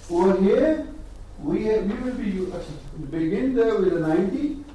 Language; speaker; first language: English; non-native, local second language; Urdu